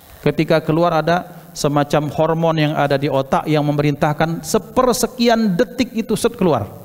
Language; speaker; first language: Malay; non-native, local second language; Javanese